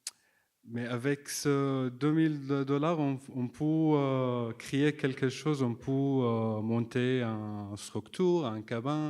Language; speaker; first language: French; non-native, fluent; Arabic